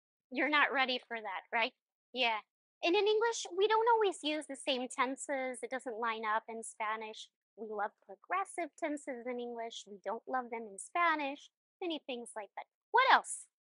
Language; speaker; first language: English; early bilingual, other home language; Spanish